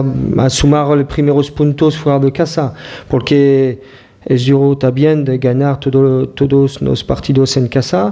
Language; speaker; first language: Spanish; non-native, fluent; French